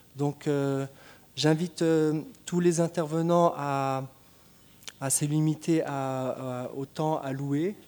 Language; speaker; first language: French; non-native, local second language; Arabic